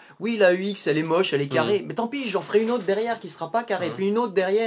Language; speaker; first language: French; native; French